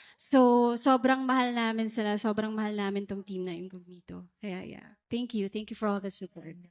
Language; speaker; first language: Filipino; non-native, local second language; Cebuano